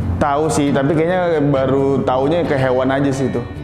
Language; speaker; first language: Indonesian; native; Indonesian